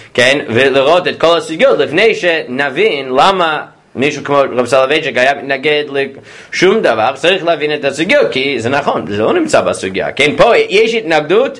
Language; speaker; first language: Hebrew; non-native, fluent; English